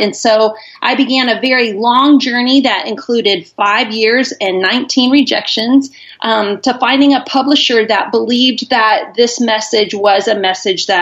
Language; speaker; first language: English; native; English